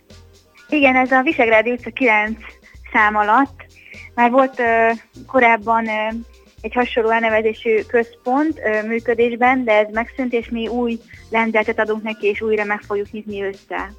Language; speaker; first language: Hungarian; native; Hungarian